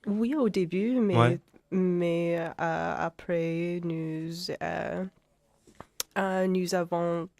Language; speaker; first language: French; non-native, learner; English